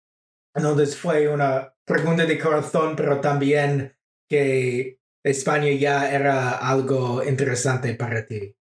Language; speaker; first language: Spanish; non-native, fluent; English